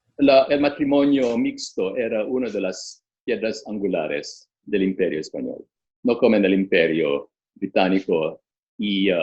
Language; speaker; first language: Spanish; non-native, fluent; Filipino